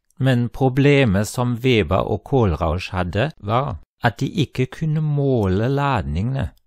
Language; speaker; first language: Norwegian; non-native, fluent; German